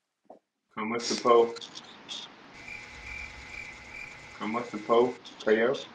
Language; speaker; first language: Filipino; non-native, fluent; English